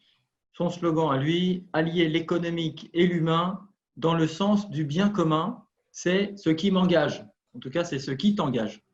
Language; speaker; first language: French; native; French